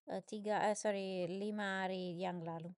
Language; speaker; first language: Indonesian; non-native, learner; English